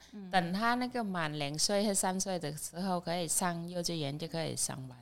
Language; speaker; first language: Chinese; non-native, fluent; Vietnamese